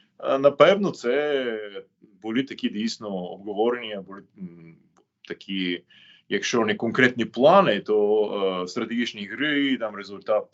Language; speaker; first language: Ukrainian; non-native, fluent; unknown